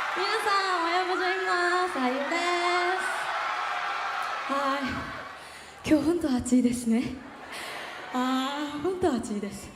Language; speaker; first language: Japanese; non-native, learner; Korean